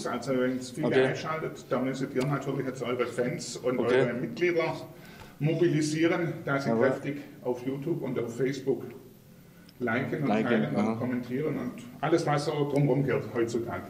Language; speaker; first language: German; native; German